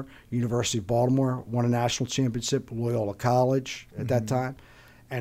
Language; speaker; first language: English; native; English